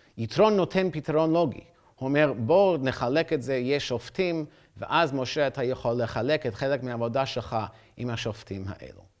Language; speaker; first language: Hebrew; non-native, fluent; English